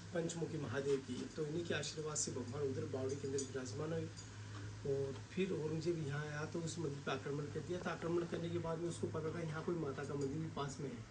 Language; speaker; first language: Hindi; native; Hindi